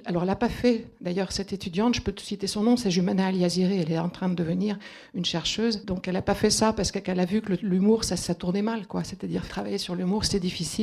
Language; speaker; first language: French; native; French